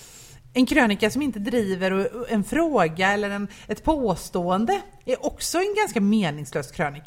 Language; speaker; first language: Swedish; native; Swedish